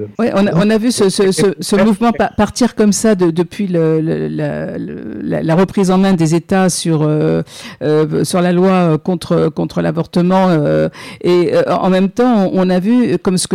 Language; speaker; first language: French; native; French